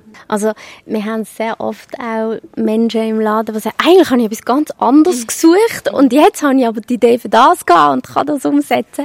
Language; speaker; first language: German; native; German